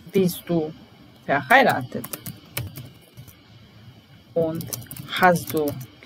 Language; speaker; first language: German; non-native, fluent; Italian